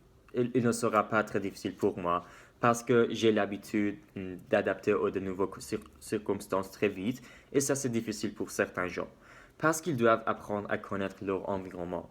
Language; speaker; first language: French; non-native, learner; Persian